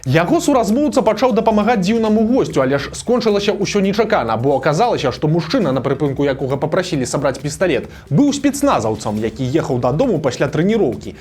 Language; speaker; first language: Belarusian; native; Belarusian